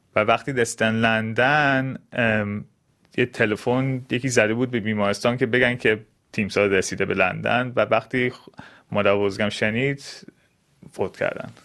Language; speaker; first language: Persian; early bilingual, heritage; Persian